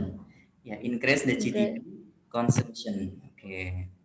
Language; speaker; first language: English; non-native, fluent; Indonesian